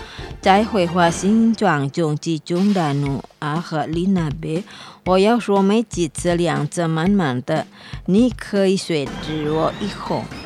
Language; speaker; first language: Chinese; non-native, fluent; Indonesian